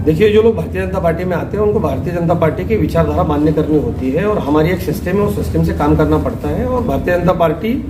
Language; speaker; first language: Hindi; non-native, local second language; Marathi